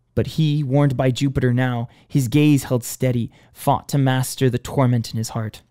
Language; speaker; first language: English; native; English